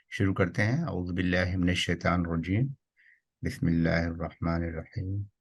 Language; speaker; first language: Urdu; native; Urdu